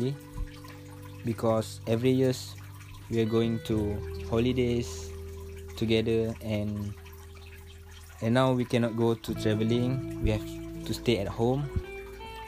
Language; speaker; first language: English; non-native, local second language; Malay